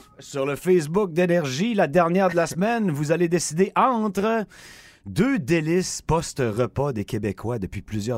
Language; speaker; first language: French; native; French